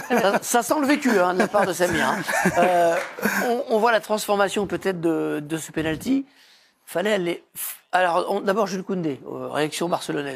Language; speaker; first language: French; native; French